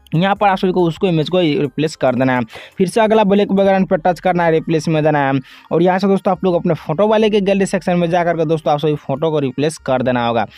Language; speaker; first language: Hindi; native; Hindi